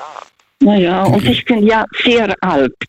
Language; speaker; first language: German; non-native, fluent; Russian